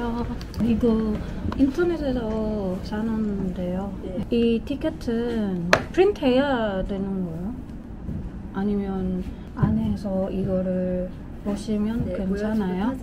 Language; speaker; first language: Korean; non-native, learner; Filipino